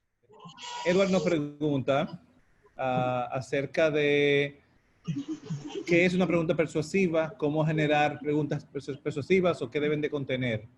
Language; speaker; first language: Spanish; native; Spanish